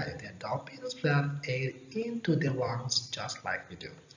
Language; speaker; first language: English; non-native, fluent; Indonesian